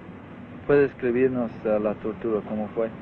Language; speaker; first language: Portuguese; non-native, fluent; Spanish